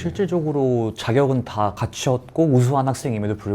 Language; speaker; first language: Korean; native; Korean